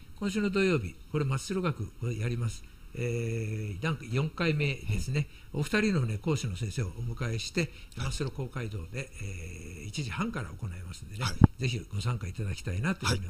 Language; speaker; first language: Japanese; native; Japanese